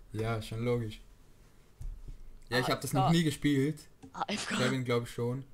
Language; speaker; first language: German; native; German